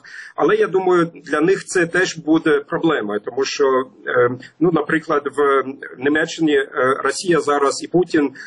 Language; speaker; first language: Ukrainian; non-native, fluent; German